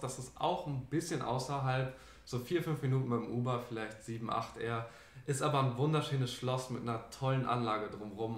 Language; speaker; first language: German; native; German